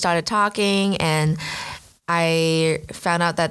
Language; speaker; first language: English; non-native, fluent; Chinese